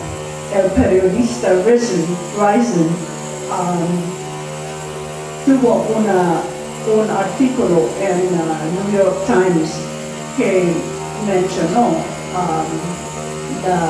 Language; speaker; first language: Spanish; non-native, fluent; English